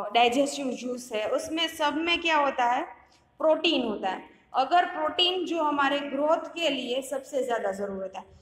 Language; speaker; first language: Hindi; non-native, local second language; Gujarati